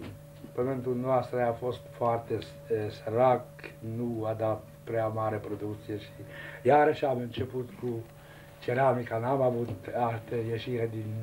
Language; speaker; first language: Romanian; non-native, local second language; Hungarian